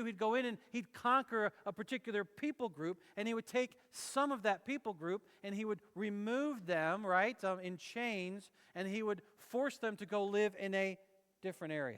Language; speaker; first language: English; native; English